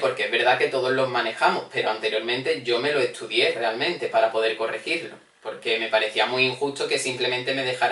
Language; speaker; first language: Spanish; native; Spanish